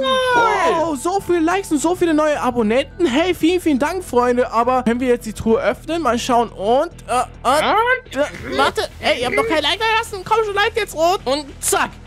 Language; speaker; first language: German; native; German